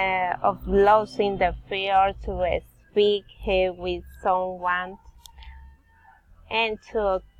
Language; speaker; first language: English; non-native, learner; Spanish